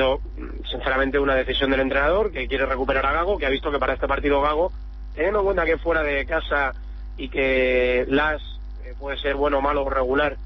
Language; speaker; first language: Spanish; native; Spanish